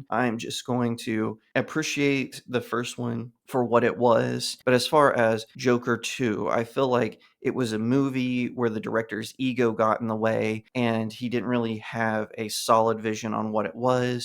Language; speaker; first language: English; native; English